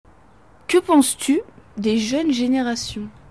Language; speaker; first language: French; native; French